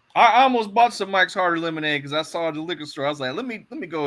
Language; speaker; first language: English; native; English